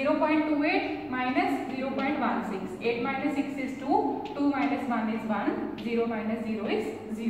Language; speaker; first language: English; non-native, local second language; Hindi